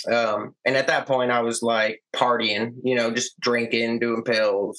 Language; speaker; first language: English; native; English